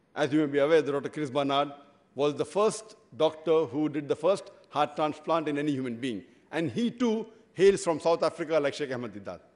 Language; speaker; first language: English; non-native, local second language; Urdu